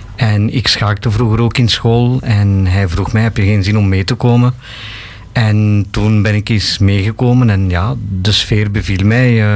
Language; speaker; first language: Dutch; non-native, fluent; Bangla